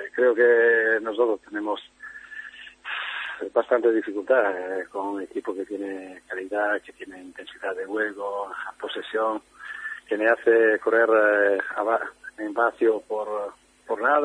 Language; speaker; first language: Spanish; non-native, fluent; Italian